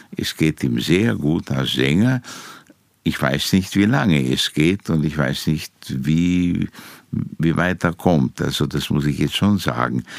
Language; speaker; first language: German; non-native, fluent; Romanian